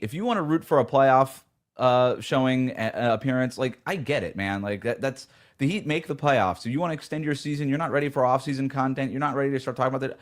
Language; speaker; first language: English; native; English